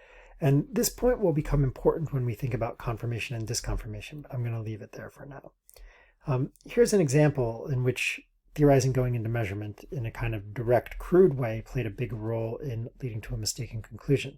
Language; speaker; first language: English; native; English